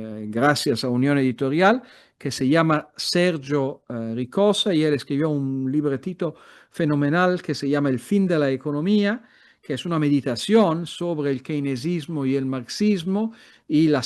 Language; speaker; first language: Spanish; non-native, fluent; Italian